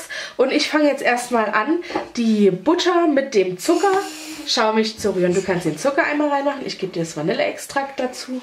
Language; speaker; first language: German; native; German